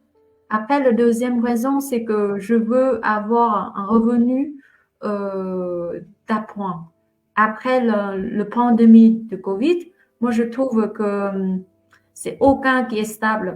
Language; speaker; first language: French; non-native, fluent; Vietnamese